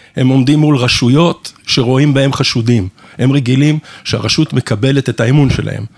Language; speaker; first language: Hebrew; non-native, fluent; English